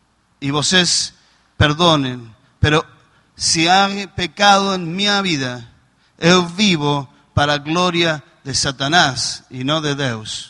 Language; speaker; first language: Portuguese; non-native, learner; Spanish